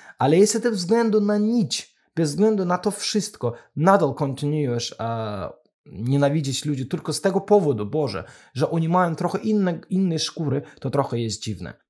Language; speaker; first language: Polish; non-native, fluent; Azerbaijani